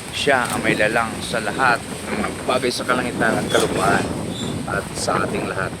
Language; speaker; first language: Filipino; non-native, local second language; Cebuano